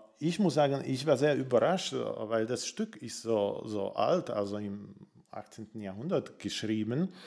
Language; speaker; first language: German; non-native, fluent; Slovak